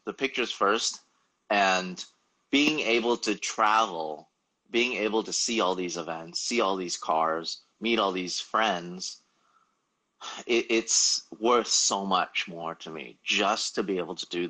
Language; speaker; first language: English; native; English